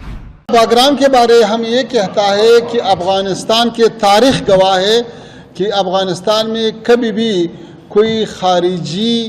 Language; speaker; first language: Hindi; non-native, fluent; Pashto